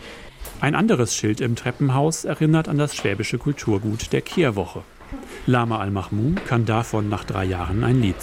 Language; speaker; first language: German; native; German